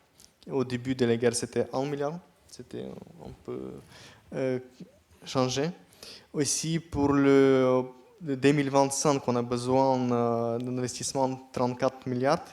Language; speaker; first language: French; non-native, fluent; Ukrainian